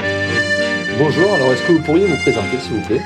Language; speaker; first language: French; native; French